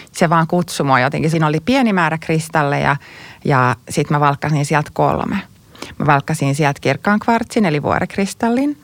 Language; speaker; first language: Finnish; native; Finnish